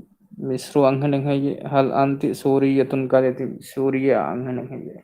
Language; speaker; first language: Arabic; non-native, learner; Divehi